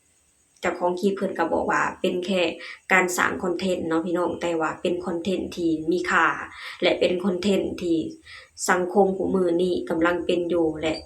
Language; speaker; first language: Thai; non-native, local second language; Lao